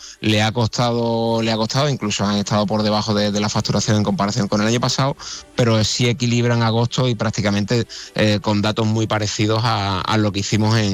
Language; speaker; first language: Spanish; native; Spanish